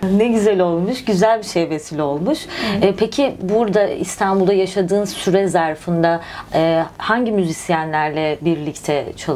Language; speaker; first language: Turkish; native; Turkish